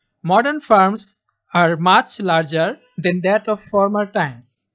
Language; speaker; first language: English; non-native, local second language; Bangla